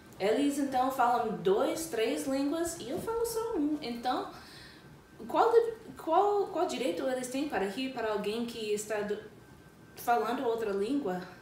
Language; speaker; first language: Portuguese; non-native, fluent; English